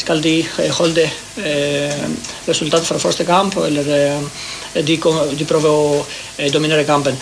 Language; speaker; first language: Norwegian; non-native, learner; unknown